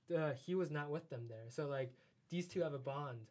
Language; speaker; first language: English; non-native, fluent; Chinese